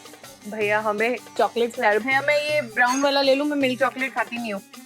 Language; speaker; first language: Hindi; native; Hindi